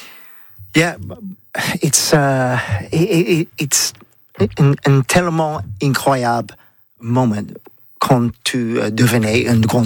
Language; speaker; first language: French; non-native, learner; English